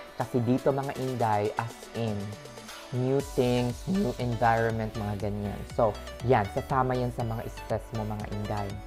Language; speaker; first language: Filipino; native; Filipino